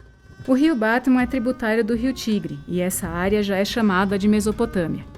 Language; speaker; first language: Portuguese; native; Portuguese